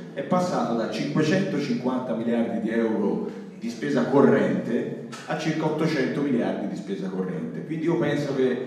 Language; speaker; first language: Italian; native; Italian